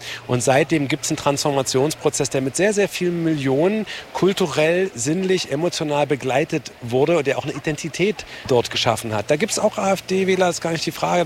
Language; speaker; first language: German; native; German